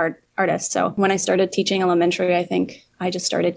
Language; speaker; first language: English; native; English